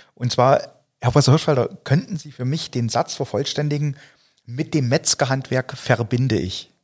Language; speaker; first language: German; native; German